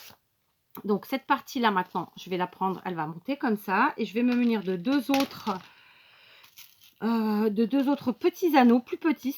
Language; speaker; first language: French; native; French